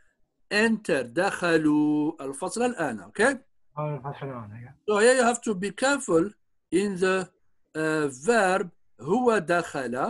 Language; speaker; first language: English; non-native, fluent; Arabic